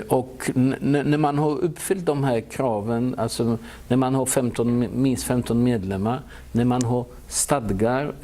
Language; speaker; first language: Swedish; non-native, fluent; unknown